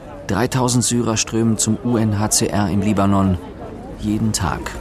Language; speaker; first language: German; native; German